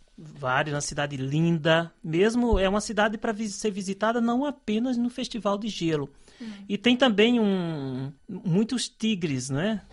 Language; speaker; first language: Portuguese; native; Portuguese